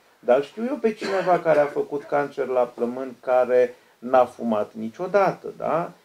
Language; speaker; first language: Romanian; native; Romanian